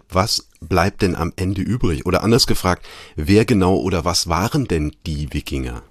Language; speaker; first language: German; native; German